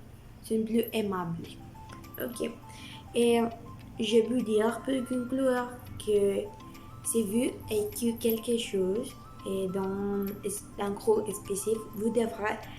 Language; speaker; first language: French; non-native, learner; Spanish